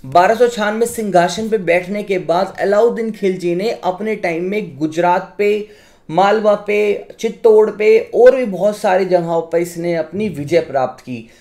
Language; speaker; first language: Hindi; native; Hindi